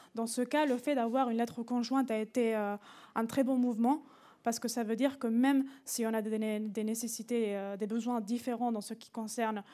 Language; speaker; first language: French; non-native, fluent; Spanish